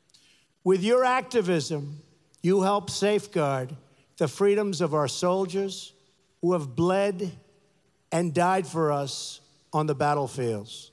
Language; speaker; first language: English; native; English